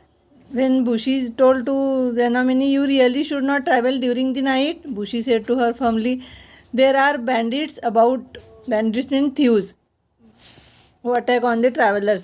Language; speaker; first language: English; non-native, local second language; Marathi